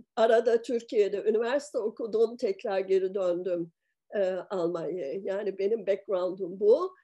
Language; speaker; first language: Turkish; early bilingual, heritage; Turkish